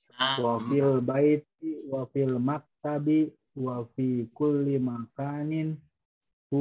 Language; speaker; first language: Arabic; non-native, learner; Indonesian